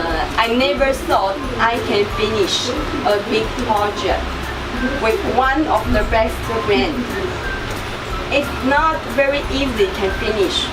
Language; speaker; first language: English; non-native, learner; Chinese